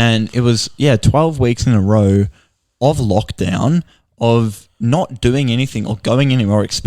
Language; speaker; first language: English; native; English